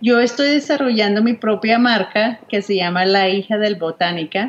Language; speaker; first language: Spanish; non-native, fluent; English